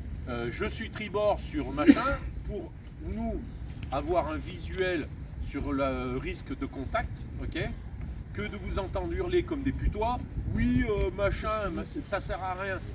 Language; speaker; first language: French; native; French